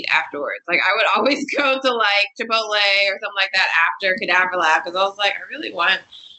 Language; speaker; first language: English; native; English